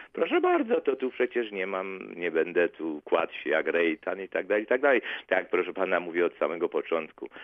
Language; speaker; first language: Polish; native; Polish